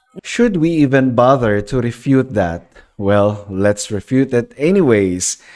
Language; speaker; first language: English; non-native, local second language; Filipino